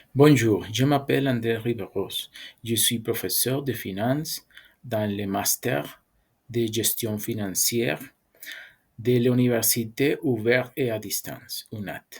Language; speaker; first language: French; non-native, learner; Spanish